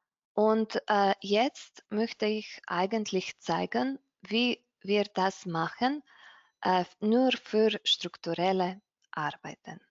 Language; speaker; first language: German; non-native, fluent; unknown